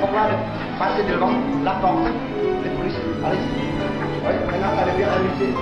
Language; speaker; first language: French; non-native, learner; Vietnamese